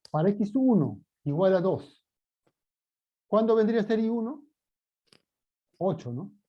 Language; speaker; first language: Spanish; native; Spanish